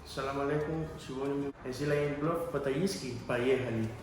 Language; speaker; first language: Russian; non-native, learner; Spanish